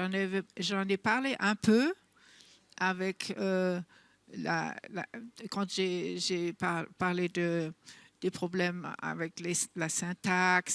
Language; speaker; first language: French; non-native, fluent; German